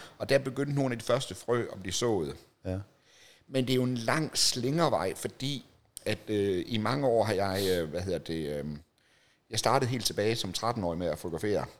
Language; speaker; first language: Danish; native; Danish